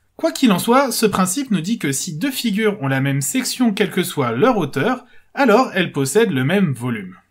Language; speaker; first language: French; native; French